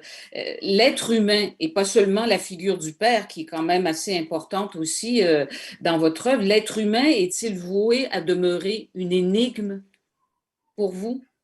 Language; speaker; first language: French; native; French